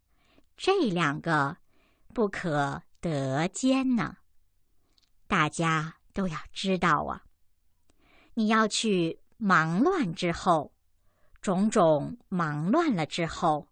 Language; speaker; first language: Chinese; native; Chinese